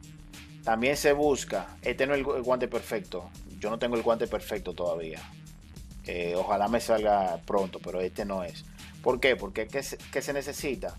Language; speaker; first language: Spanish; native; Spanish